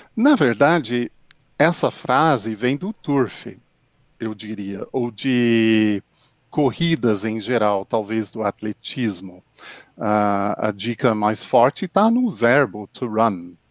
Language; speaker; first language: Portuguese; non-native, fluent; English